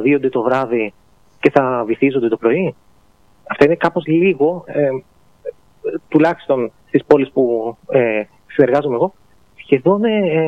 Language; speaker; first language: Greek; native; Greek